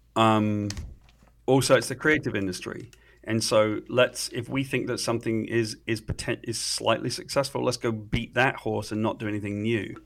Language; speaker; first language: English; native; English